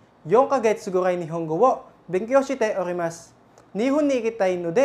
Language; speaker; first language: Japanese; non-native, learner; Filipino